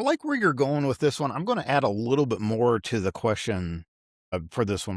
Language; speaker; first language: English; native; English